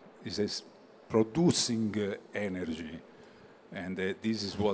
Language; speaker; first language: English; non-native, learner; Italian